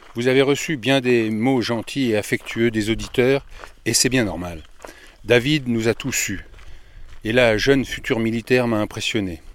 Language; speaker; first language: French; native; French